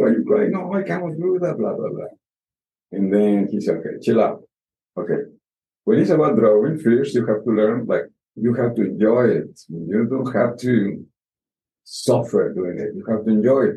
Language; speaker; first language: English; non-native, fluent; Spanish